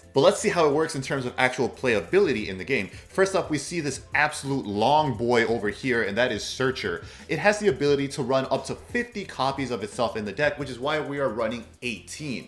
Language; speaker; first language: English; native; English